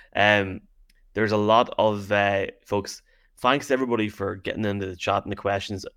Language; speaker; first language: English; native; English